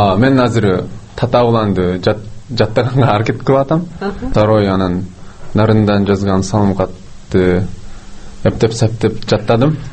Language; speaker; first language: Kyrgyz; non-native, learner; Japanese